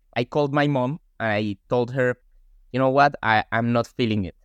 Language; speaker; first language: English; non-native, fluent; Spanish